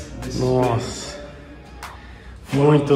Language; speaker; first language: Portuguese; native; Portuguese